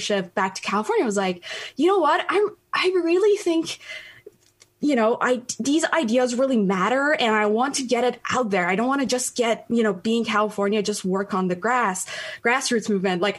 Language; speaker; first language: English; non-native, fluent; Persian